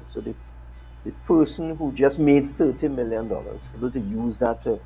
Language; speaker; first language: English; native; English